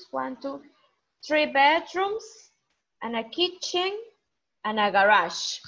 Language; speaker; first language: English; non-native, fluent; Spanish